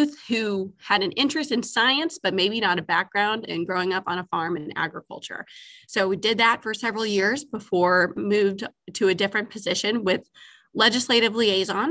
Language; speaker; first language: English; native; English